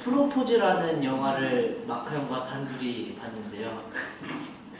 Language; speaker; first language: Korean; native; Korean